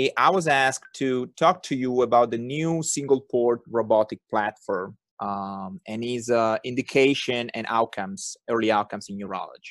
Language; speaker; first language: English; non-native, fluent; Italian